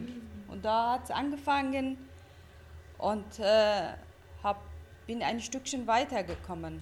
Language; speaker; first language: German; non-native, fluent; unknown